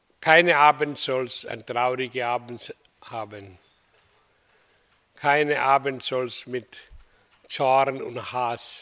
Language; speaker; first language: German; non-native, learner; Hindi